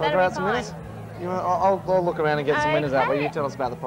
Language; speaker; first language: English; native; English